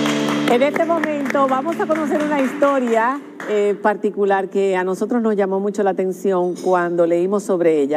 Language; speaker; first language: Spanish; native; Spanish